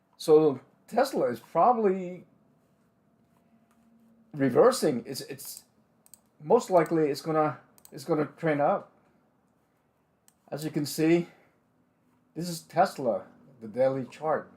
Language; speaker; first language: English; non-native, fluent; Vietnamese